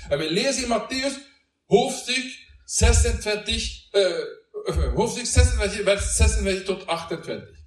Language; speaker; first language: Dutch; non-native, learner; Norwegian